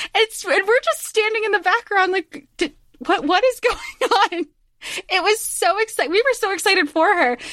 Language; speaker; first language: English; native; English